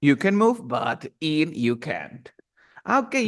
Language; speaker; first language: English; non-native, fluent; Spanish